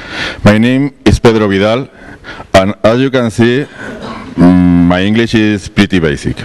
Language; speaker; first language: English; non-native, learner; Spanish